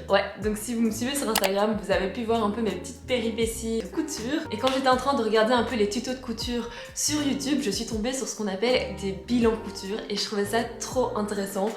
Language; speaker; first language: French; native; French